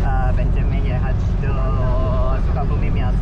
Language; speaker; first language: Polish; non-native, learner; Indonesian